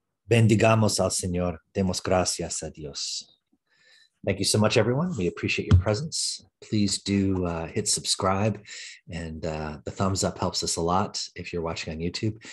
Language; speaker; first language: English; native; English